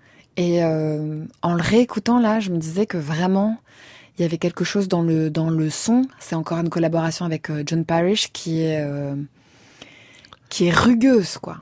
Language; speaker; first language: French; native; French